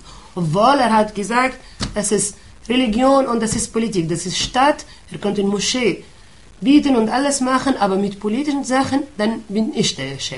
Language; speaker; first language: German; non-native, fluent; Arabic